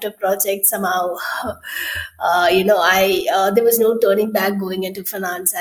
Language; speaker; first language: English; non-native, local second language; Tamil